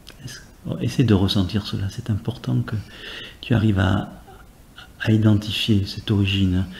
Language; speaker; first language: French; native; French